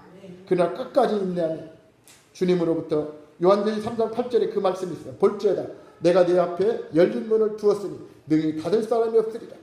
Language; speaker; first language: Korean; native; Korean